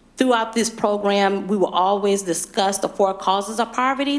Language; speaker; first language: English; native; English